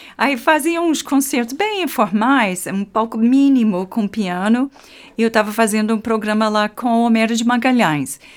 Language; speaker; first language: Portuguese; non-native, fluent; English